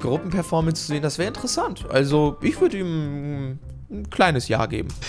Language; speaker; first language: German; native; German